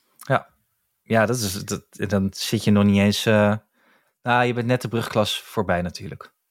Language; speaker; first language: Dutch; native; Dutch